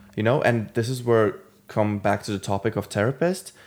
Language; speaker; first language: English; non-native, fluent; Latvian